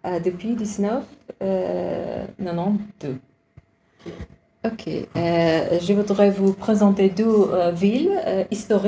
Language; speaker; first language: French; non-native, learner; Uzbek